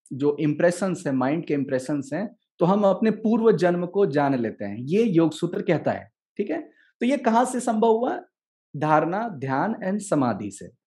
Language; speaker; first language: Hindi; native; Hindi